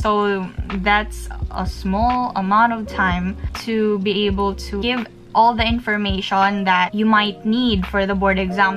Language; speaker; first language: English; non-native, local second language; Filipino